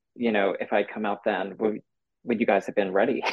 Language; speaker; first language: English; native; English